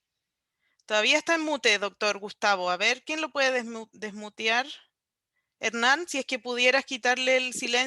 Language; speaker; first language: Spanish; native; Spanish